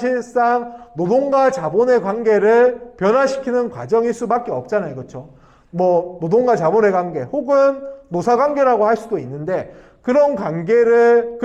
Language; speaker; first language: Korean; native; Korean